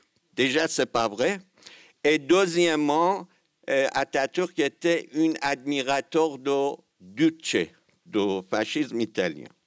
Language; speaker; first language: French; non-native, fluent; Kurdish